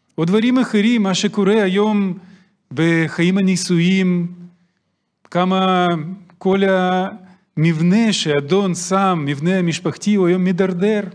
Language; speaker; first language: Hebrew; non-native, fluent; Russian